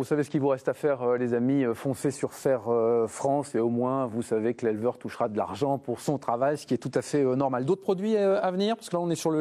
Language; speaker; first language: French; native; French